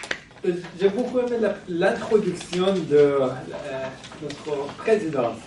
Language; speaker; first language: French; non-native, fluent; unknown